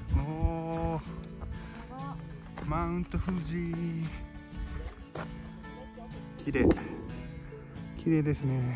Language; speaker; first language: Japanese; native; Japanese